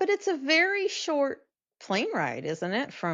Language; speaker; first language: English; native; English